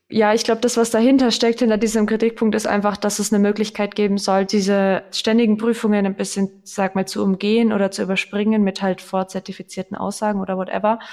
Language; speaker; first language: German; native; German